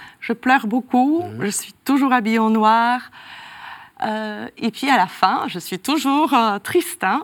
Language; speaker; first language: French; non-native, fluent; Polish